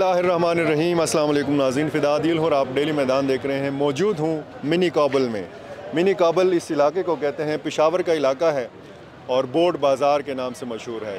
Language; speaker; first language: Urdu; non-native, local second language; Pashto